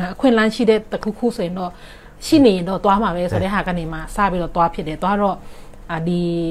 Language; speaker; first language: Burmese; non-native, local second language; Shan